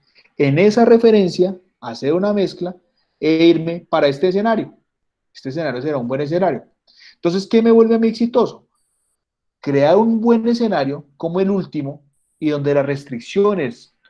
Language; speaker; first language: Spanish; native; Spanish